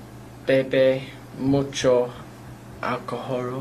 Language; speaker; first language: Spanish; non-native, learner; English